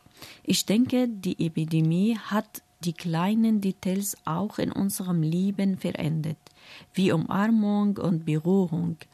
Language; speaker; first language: German; non-native, learner; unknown